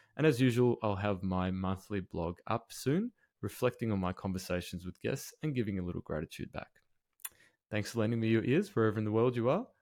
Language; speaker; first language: English; native; English